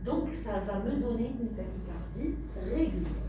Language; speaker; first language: French; non-native, local second language; Arabic